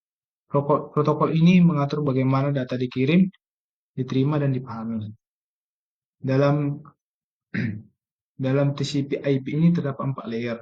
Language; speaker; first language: Indonesian; native; Indonesian